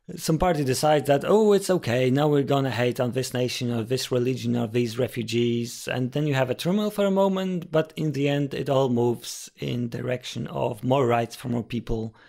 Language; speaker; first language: English; non-native, fluent; Polish